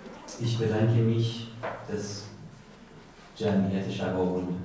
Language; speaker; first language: German; non-native, learner; Persian